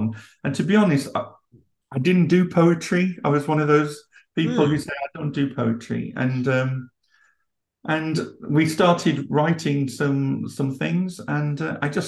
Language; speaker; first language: English; native; English